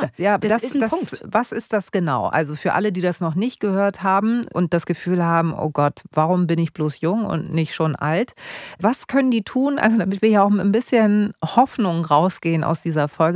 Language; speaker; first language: German; native; German